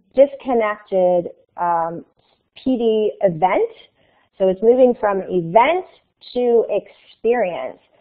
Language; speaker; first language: English; native; English